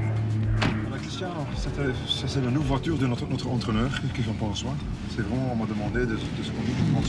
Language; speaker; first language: French; non-native, local second language; Dutch